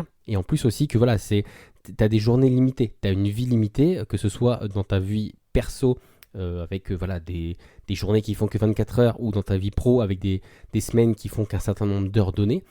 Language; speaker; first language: French; native; French